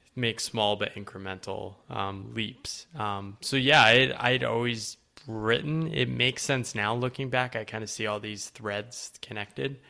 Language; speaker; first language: English; native; English